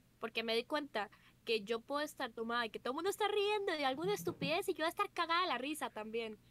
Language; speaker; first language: Spanish; native; Spanish